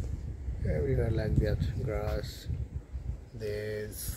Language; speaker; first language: English; non-native, learner; Nepali